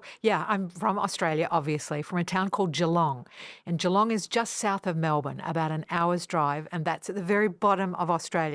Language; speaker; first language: English; non-native, fluent; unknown